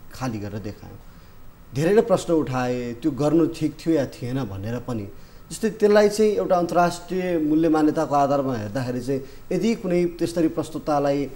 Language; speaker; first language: Nepali; native; Nepali